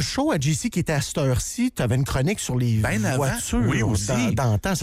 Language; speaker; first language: French; native; French